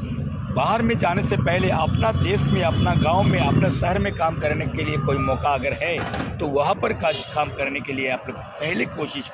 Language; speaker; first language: Hindi; non-native, local second language; Bangla